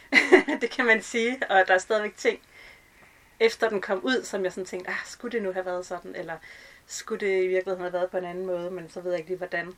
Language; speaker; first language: Danish; native; Danish